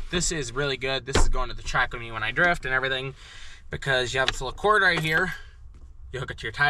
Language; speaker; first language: English; native; English